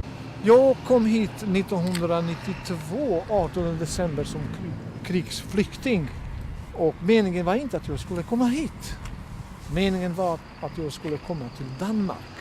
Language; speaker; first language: Swedish; non-native, fluent; Bosnian